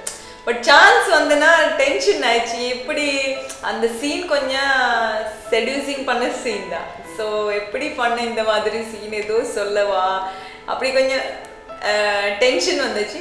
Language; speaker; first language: Tamil; non-native, learner; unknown